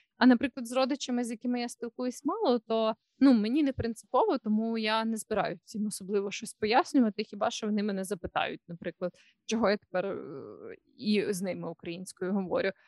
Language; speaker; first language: Ukrainian; non-native, local second language; Russian